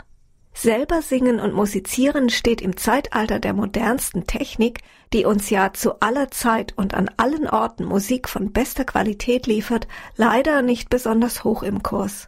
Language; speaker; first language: German; native; German